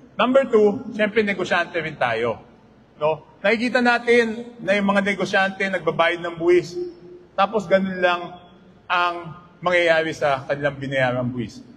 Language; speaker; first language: Filipino; native; Filipino